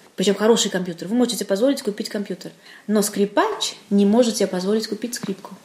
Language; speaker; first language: Russian; non-native, local second language; Romanian